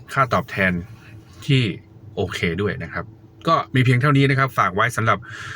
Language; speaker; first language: Thai; native; Thai